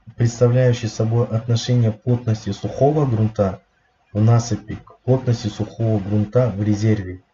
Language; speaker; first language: Russian; non-native, local second language; Kazakh